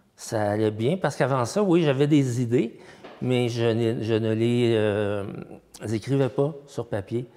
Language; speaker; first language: French; native; French